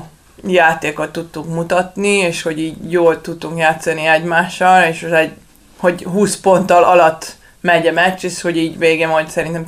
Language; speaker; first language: Hungarian; non-native, learner; Serbian